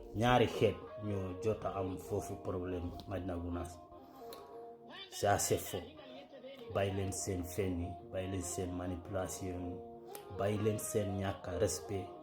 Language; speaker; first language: Wolof; non-native, local second language; Fula